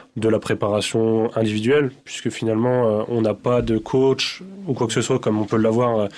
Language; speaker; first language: French; native; French